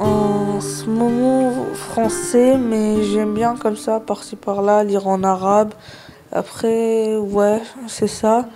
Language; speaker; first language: French; early bilingual, other home language; Arabic